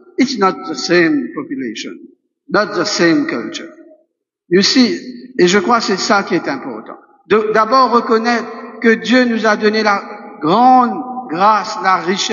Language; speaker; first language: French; non-native, local second language; Morisyen